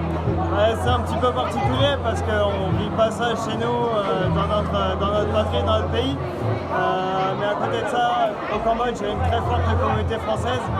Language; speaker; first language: French; native; French